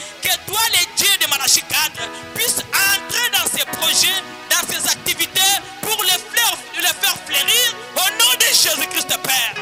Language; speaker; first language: French; non-native, local second language; Swahili